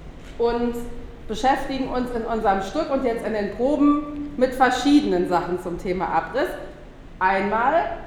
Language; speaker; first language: German; native; German